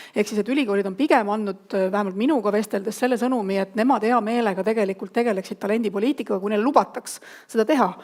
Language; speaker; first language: Estonian; native; Estonian